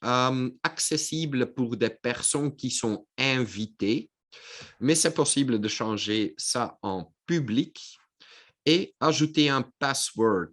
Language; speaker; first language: French; non-native, local second language; Dutch